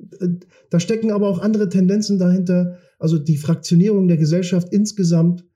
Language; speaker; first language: German; early bilingual, other home language; Turkish